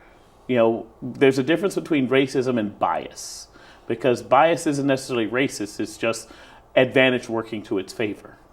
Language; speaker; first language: English; native; English